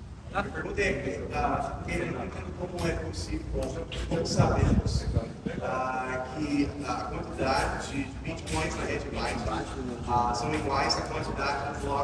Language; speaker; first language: Portuguese; non-native, learner; English